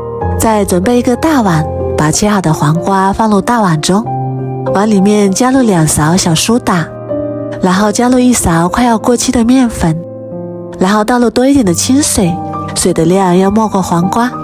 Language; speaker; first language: Chinese; native; Chinese